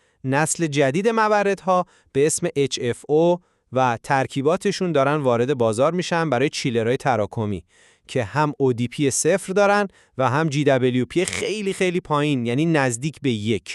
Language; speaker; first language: Persian; native; Persian